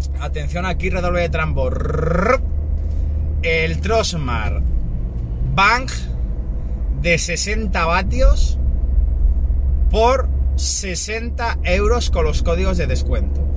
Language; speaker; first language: Spanish; native; Spanish